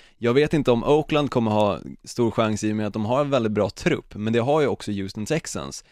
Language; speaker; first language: Swedish; native; Swedish